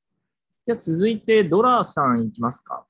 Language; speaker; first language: Japanese; native; Japanese